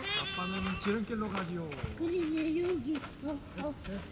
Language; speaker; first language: Korean; native; Korean